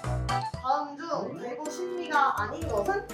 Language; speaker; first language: Korean; native; Korean